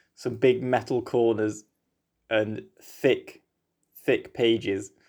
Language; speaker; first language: English; native; English